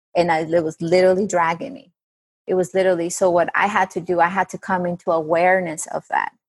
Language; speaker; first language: English; non-native, fluent; Spanish